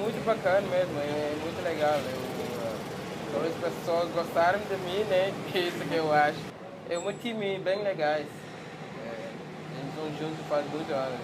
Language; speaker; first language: Portuguese; non-native, learner; French